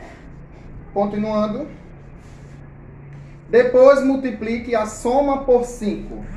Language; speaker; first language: Portuguese; native; Portuguese